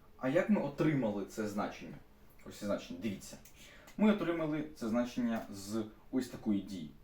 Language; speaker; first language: Ukrainian; non-native, local second language; Russian